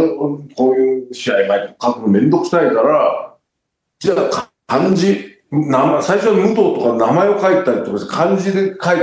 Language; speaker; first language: Japanese; native; Japanese